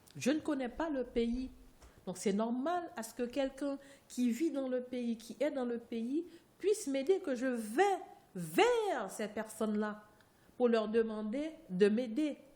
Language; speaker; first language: French; non-native, local second language; Haitian Creole